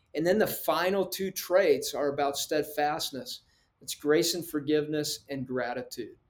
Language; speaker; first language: English; early bilingual, other home language; Spanish